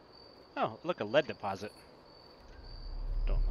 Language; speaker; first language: English; native; English